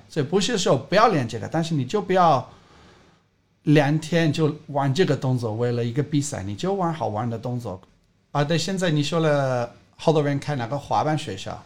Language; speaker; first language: Chinese; non-native, fluent; English